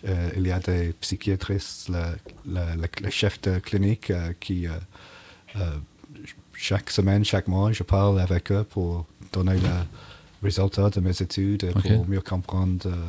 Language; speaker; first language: French; non-native, learner; English